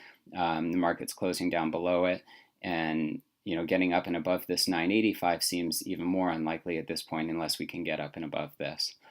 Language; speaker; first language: English; native; English